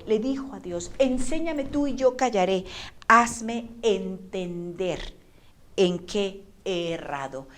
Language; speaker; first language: Spanish; native; Spanish